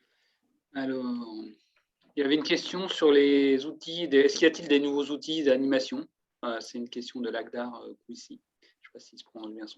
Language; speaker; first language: French; native; French